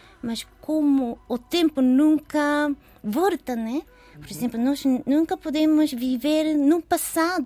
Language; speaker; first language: Portuguese; non-native, learner; Japanese